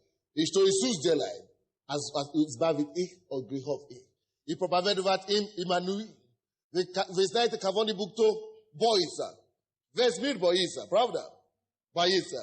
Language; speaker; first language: Russian; non-native, fluent; Yoruba